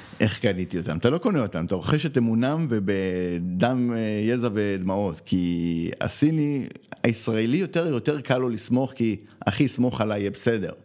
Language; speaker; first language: Hebrew; early bilingual, other home language; Spanish